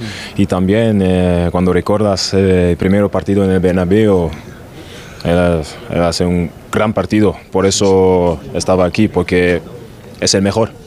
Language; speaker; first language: Spanish; non-native, fluent; German